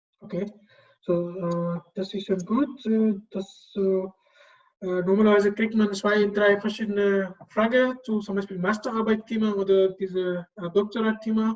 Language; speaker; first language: German; non-native, learner; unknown